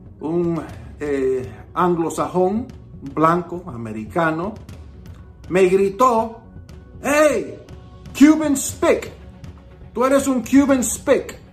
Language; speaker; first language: Spanish; early bilingual, heritage; Spanish